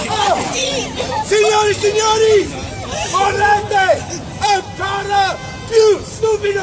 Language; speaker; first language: Italian; non-native, fluent; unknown